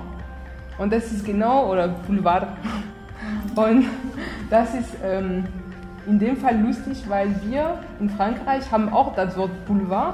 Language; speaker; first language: German; non-native, fluent; French